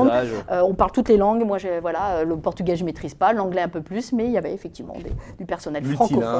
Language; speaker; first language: French; native; French